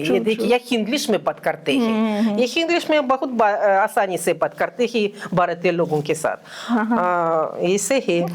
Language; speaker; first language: Hindi; non-native, fluent; Russian